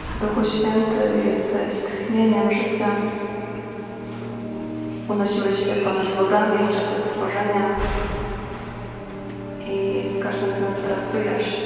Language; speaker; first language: Polish; native; Polish